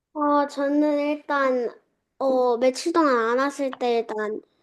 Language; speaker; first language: Korean; early bilingual, heritage; Korean